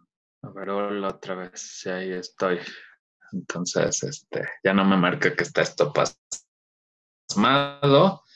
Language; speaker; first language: Spanish; native; Spanish